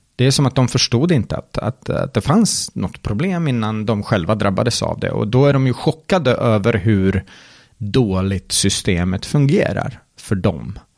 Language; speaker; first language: Swedish; early bilingual, other home language; Serbian